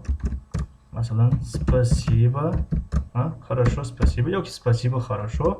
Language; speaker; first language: Russian; non-native, fluent; Tajik